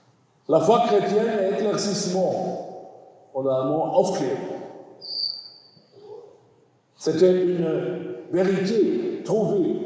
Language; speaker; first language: French; non-native, learner; German